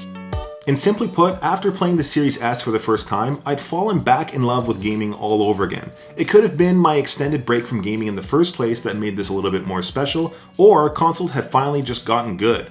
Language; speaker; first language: English; native; English